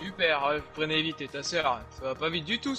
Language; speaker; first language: French; native; French